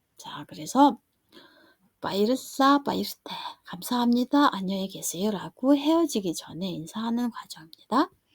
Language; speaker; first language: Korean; non-native, fluent; Mongolian